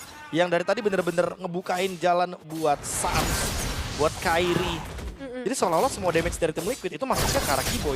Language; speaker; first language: Indonesian; native; Indonesian